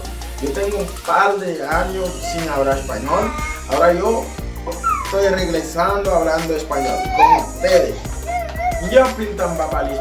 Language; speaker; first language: Spanish; non-native, learner; Haitian Creole